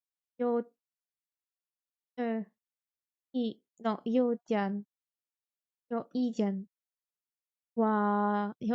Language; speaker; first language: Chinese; non-native, learner; French